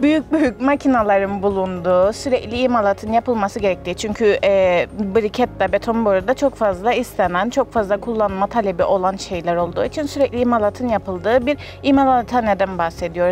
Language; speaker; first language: Turkish; native; Turkish